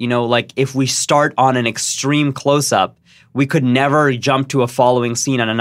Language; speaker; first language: English; native; English